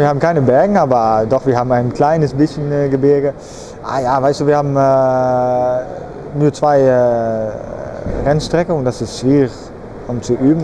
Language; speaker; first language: German; non-native, learner; Dutch